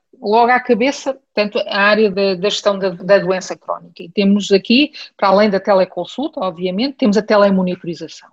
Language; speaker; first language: Portuguese; early bilingual, heritage; Portuguese